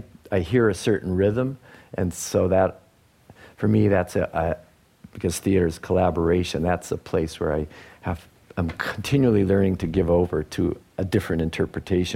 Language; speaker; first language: English; native; English